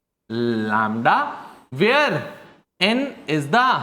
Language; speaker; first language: Hindi; native; Hindi